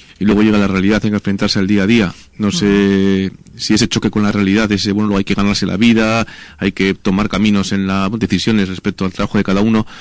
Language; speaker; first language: Spanish; native; Spanish